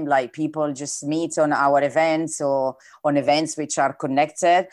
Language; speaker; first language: English; non-native, fluent; Italian